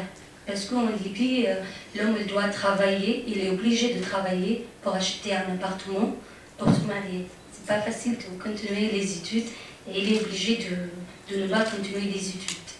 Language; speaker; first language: French; non-native, fluent; Arabic